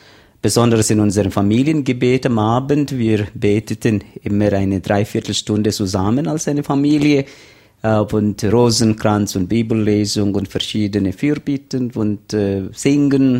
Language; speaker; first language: German; non-native, learner; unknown